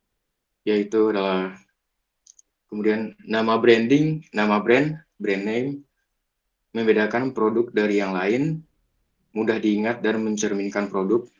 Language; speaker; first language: Indonesian; native; Indonesian